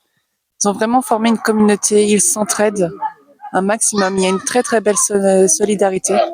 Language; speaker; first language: French; native; French